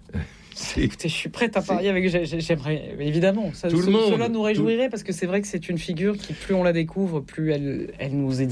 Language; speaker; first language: French; native; French